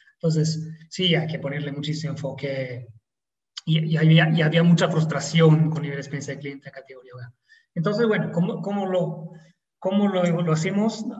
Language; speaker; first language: Spanish; non-native, fluent; Italian